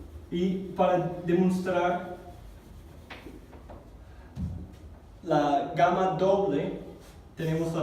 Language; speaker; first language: Spanish; non-native, fluent; English